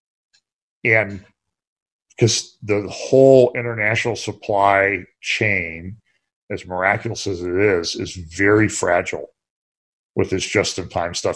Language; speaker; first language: English; native; English